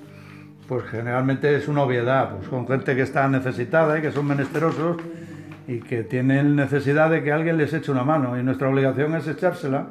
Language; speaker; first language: Spanish; native; Spanish